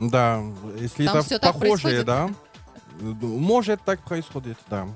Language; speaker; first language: Russian; non-native, learner; French